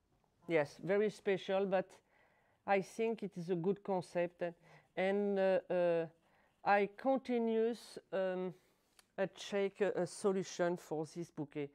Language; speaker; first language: English; non-native, learner; French